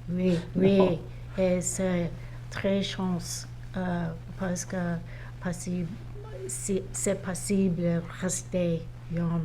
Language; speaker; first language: French; non-native, learner; English